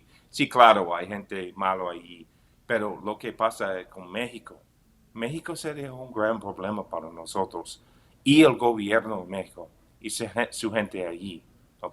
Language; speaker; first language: Spanish; non-native, fluent; English